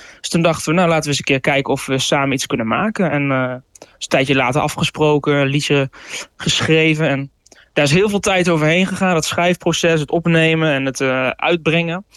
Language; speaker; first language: Dutch; native; Dutch